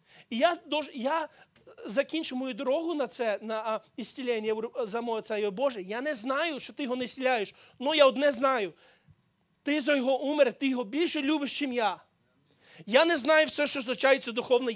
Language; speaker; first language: Ukrainian; early bilingual, heritage; Ukrainian